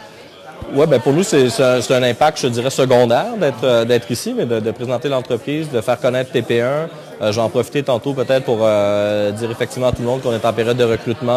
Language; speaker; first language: French; native; French